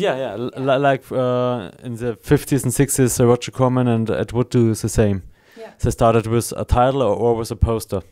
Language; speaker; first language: English; non-native, learner; German